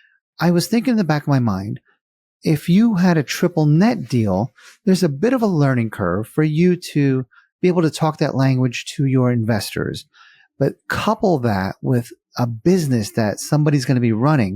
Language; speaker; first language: English; native; English